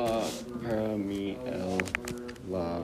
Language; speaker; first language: Spanish; non-native, learner; English